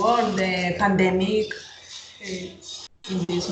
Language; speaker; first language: English; non-native, learner; Spanish